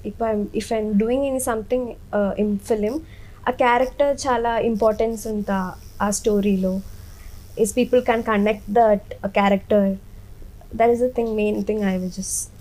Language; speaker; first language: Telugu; non-native, learner; Malayalam